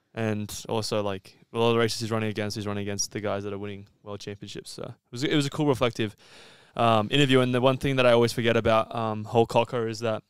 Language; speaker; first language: English; native; English